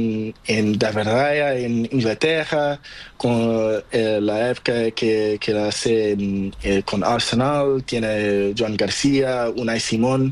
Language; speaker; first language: Spanish; non-native, learner; Portuguese